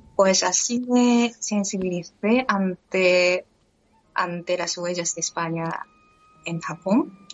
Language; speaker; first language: Spanish; non-native, fluent; Japanese